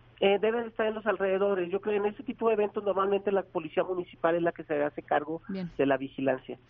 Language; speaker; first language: Spanish; native; Spanish